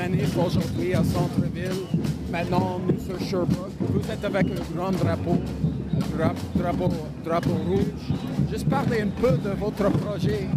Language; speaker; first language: French; non-native, learner; English